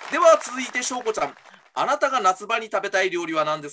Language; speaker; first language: Japanese; native; Japanese